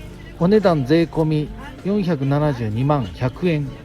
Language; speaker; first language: Japanese; native; Japanese